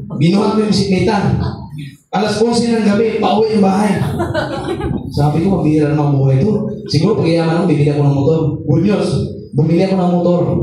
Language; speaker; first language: Filipino; non-native, local second language; Masbatenyo